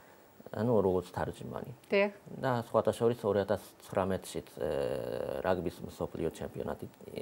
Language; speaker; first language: Georgian; non-native, fluent; Japanese